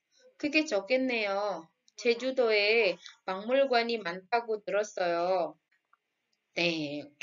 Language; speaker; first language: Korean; non-native, fluent; Indonesian